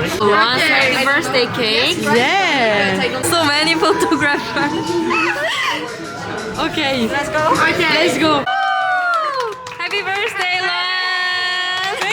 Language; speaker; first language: English; non-native, learner; Korean